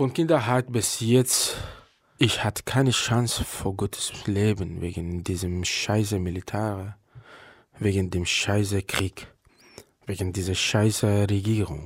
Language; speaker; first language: German; non-native, learner; Persian